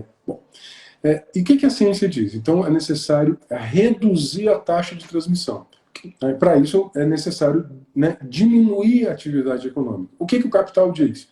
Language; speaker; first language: Portuguese; native; Portuguese